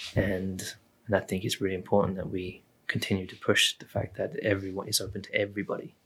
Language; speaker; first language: English; native; English